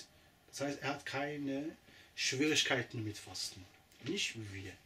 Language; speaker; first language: German; non-native, fluent; Arabic